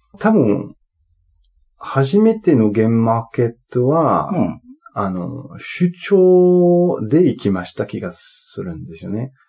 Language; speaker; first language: Japanese; non-native, fluent; French